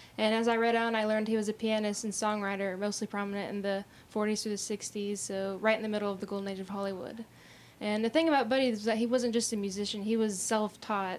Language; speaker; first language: English; native; English